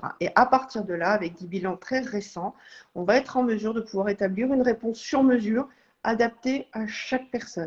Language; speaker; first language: French; native; French